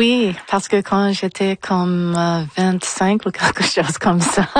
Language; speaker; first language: French; non-native, fluent; English